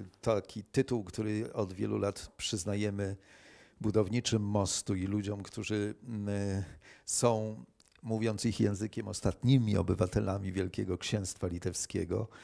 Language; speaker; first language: Polish; native; Polish